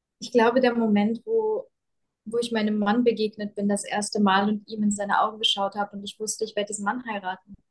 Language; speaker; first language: German; early bilingual, other home language; Russian